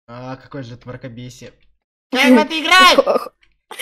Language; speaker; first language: Russian; native; Russian